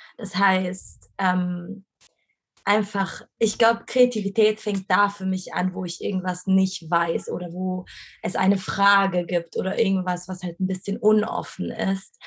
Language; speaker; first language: German; non-native, fluent; Arabic